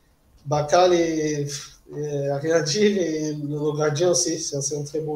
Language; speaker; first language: French; non-native, fluent; Portuguese